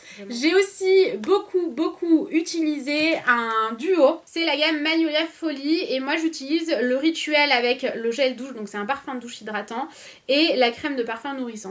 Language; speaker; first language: French; native; French